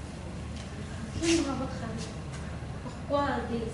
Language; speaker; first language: French; non-native, fluent; Arabic